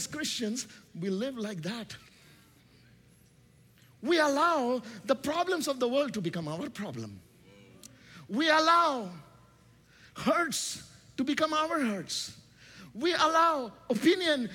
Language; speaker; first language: English; non-native, local second language; Hindi